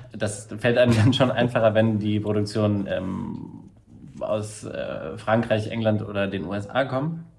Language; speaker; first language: German; native; German